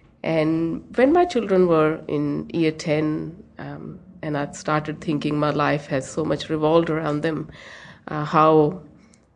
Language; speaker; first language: English; non-native, local second language; Hindi